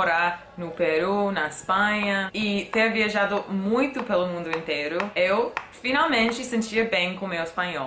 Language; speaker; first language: Portuguese; non-native, fluent; English